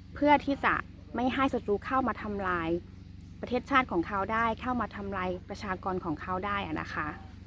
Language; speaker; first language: Thai; non-native, local second language; Karen languages